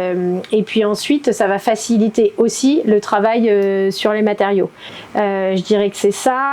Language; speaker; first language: French; native; French